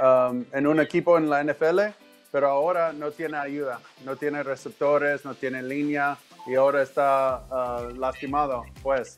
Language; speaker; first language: Spanish; non-native, learner; English